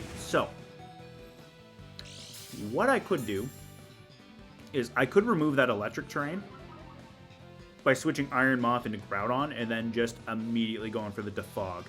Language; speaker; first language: English; native; English